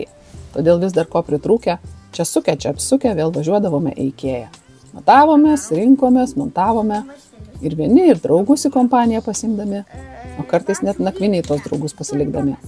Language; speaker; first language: Lithuanian; native; Lithuanian